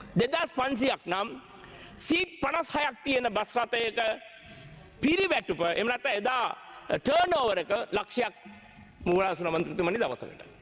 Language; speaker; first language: Sinhala; non-native, local second language; Tamil